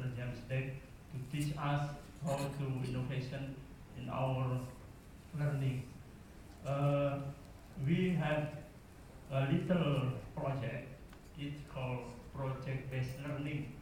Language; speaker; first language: English; non-native, learner; Indonesian